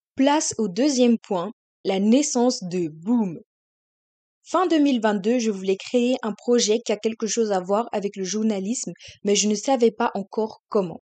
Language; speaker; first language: French; native; French